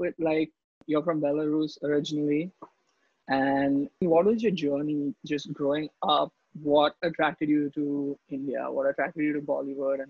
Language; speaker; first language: English; non-native, local second language; Hindi